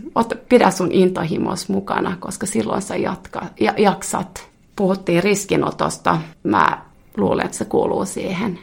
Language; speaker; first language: Finnish; non-native, local second language; Swedish